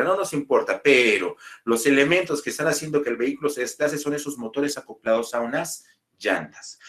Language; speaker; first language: Spanish; native; Spanish